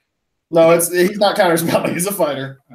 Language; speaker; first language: English; native; English